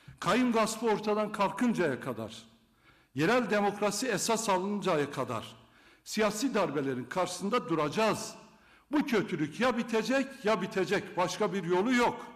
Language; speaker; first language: Turkish; non-native, local second language; Kurdish